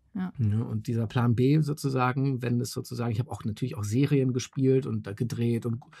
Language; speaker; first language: German; native; German